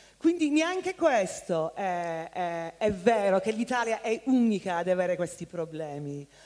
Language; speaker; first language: Italian; non-native, fluent; English